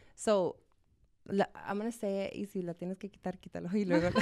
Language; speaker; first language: Spanish; early bilingual, heritage; Spanish